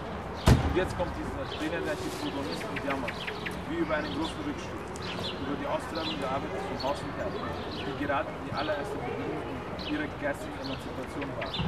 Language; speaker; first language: German; native; German